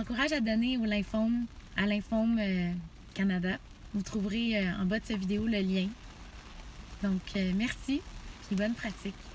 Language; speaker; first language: French; native; French